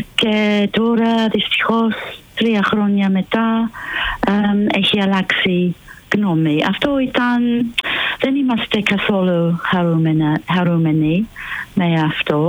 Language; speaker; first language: Greek; non-native, fluent; English